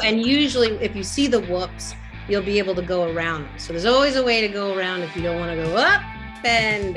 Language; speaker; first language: English; native; English